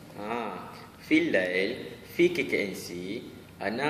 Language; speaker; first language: Arabic; non-native, learner; Malay